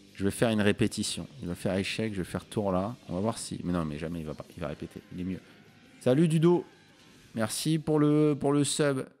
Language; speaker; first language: French; native; French